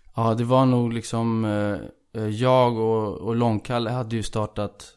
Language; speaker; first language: Swedish; early bilingual, other home language; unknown